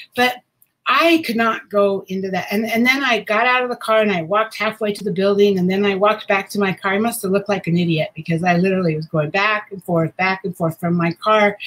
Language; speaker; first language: English; native; English